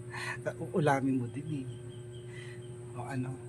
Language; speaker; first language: Filipino; native; Filipino